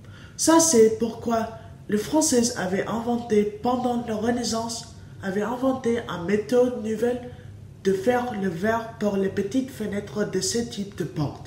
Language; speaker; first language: French; non-native, learner; English